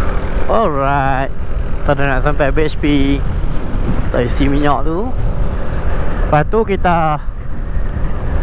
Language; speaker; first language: Malay; native; Malay